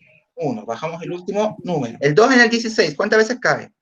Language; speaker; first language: Spanish; native; Spanish